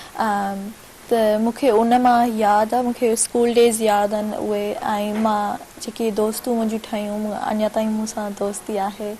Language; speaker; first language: Sindhi; early bilingual, heritage; Sindhi